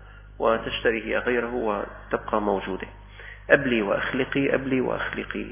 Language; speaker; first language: Arabic; native; Arabic